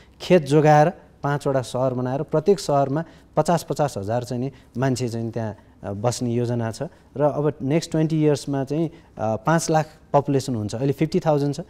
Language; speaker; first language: Nepali; native; Nepali